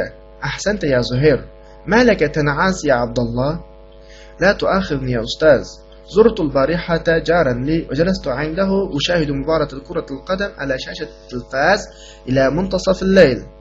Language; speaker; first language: Arabic; non-native, fluent; Uyghur